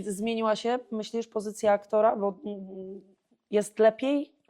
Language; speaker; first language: Polish; native; Polish